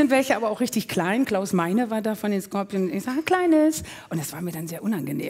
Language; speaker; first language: German; native; German